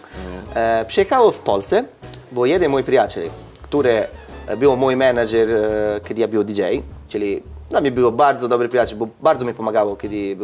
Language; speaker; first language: Polish; non-native, learner; Italian